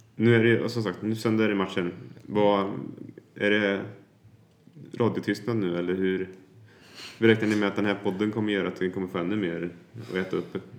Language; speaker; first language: Swedish; native; Swedish